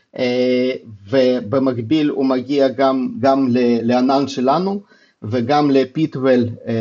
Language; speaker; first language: Hebrew; non-native, fluent; Russian